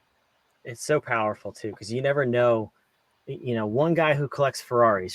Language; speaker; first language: English; native; English